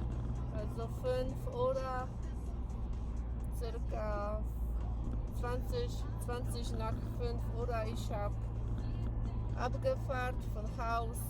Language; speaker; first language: German; non-native, learner; Polish